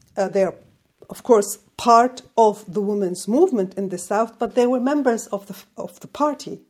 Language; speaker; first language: English; non-native, fluent; Arabic